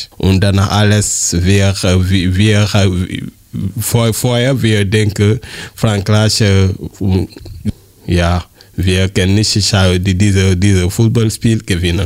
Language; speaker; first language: German; non-native, learner; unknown